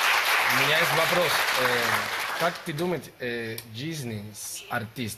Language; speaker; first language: Russian; non-native, learner; Spanish